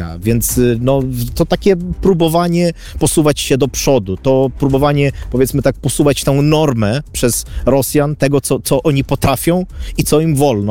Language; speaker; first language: Polish; non-native, fluent; Ukrainian